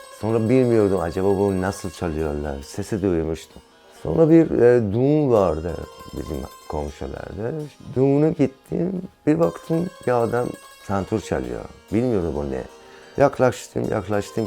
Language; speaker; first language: Turkish; non-native, learner; Persian